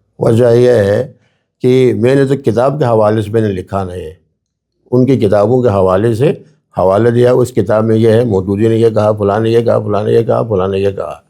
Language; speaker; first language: Urdu; non-native, local second language; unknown